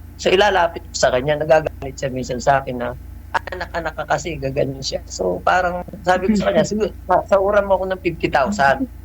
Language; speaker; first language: Filipino; native; Filipino